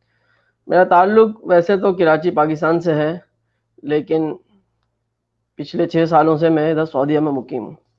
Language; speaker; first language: Hindi; non-native, fluent; Urdu